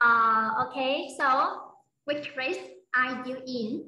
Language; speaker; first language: English; non-native, fluent; Vietnamese